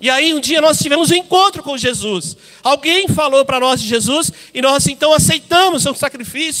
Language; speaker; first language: Portuguese; native; Portuguese